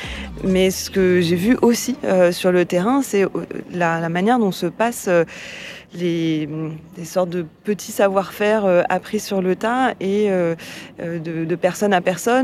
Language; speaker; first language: French; native; French